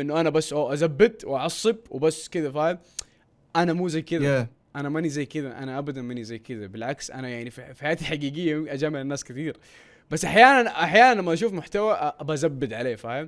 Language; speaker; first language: Arabic; native; Arabic